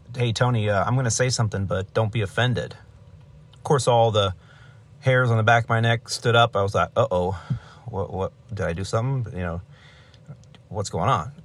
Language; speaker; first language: English; native; English